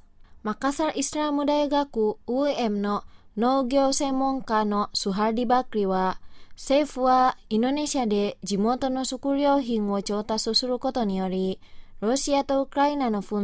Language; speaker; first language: Japanese; non-native, fluent; Indonesian